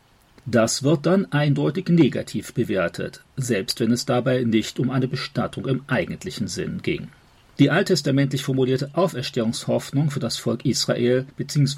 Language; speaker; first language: German; native; German